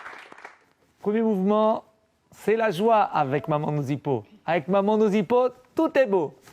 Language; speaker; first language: French; native; French